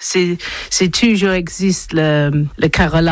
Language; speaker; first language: French; non-native, learner; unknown